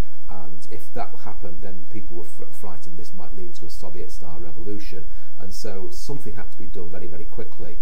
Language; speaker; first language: English; native; English